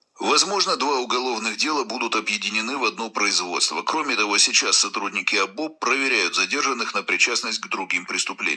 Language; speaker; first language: Russian; native; Russian